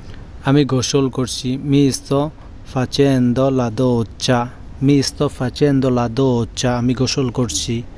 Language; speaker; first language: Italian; non-native, learner; Bangla